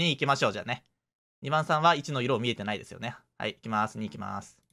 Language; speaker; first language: Japanese; native; Japanese